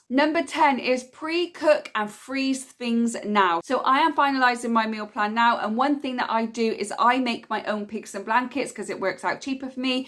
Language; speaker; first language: English; native; English